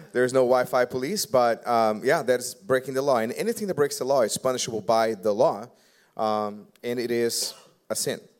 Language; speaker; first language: English; non-native, fluent; Portuguese